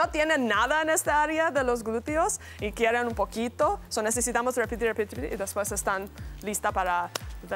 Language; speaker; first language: Spanish; non-native, learner; English